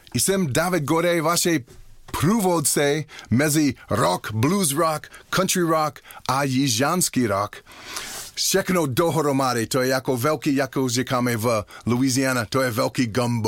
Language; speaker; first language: Czech; non-native, learner; English